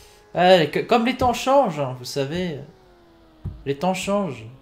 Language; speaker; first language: French; native; French